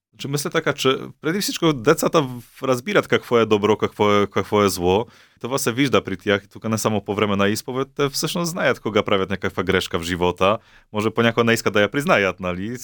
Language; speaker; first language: Bulgarian; non-native, fluent; Polish